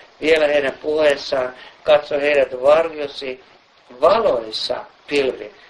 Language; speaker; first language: Finnish; native; Finnish